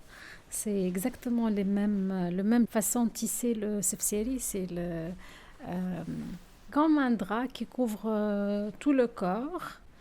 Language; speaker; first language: French; non-native, local second language; Arabic